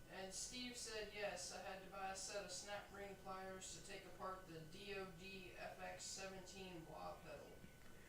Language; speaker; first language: English; native; English